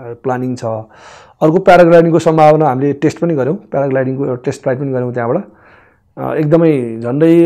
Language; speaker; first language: Nepali; non-native, local second language; Gurung